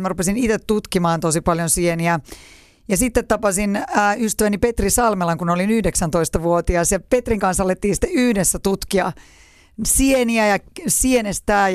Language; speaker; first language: Finnish; native; Finnish